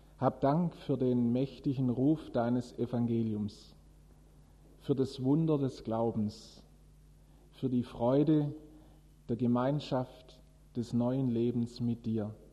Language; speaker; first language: German; native; German